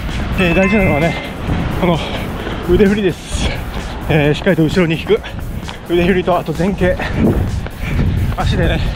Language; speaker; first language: Japanese; native; Japanese